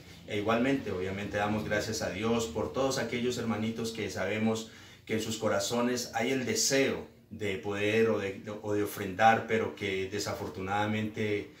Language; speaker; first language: Spanish; native; Spanish